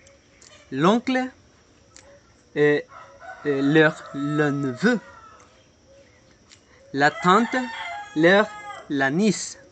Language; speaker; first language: French; non-native, learner; Spanish